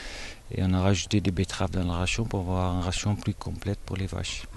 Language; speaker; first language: French; non-native, fluent; Dutch